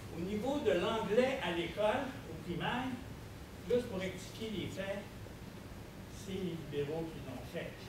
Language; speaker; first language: French; native; French